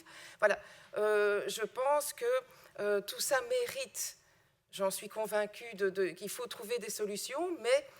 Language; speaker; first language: French; native; French